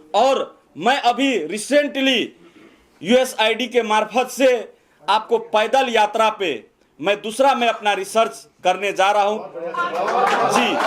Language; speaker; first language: Hindi; non-native, fluent; Bangla